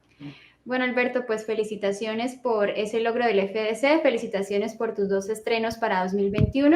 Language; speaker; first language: Spanish; native; Spanish